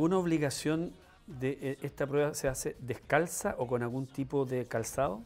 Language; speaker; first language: Spanish; native; Spanish